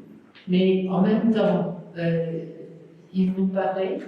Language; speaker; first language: French; non-native, fluent; Spanish